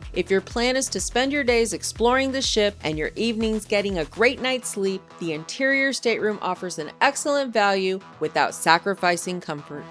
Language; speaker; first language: English; native; English